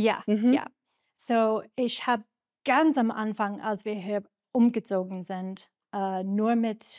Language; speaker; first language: German; non-native, learner; English